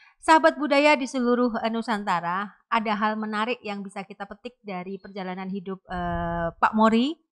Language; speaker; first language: Indonesian; native; Indonesian